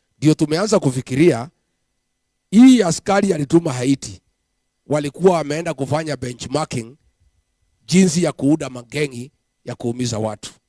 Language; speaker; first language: Swahili; non-native, local second language; Kikuyu